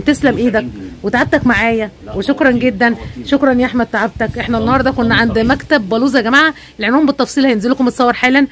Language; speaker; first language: Arabic; native; Arabic